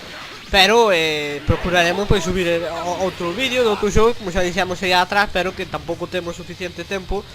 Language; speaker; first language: Galician; non-native, local second language; Spanish